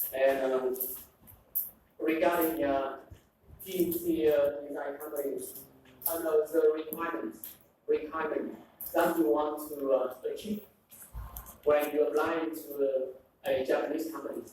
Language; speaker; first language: English; non-native, fluent; Vietnamese